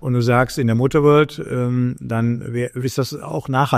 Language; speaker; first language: German; native; German